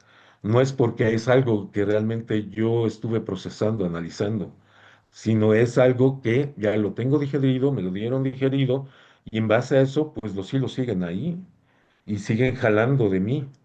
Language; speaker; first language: Spanish; native; Spanish